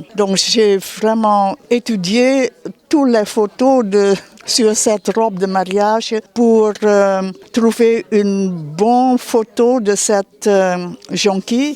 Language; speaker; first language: French; non-native, fluent; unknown